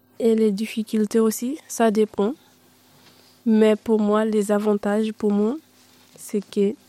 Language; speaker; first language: French; non-native, learner; Dutch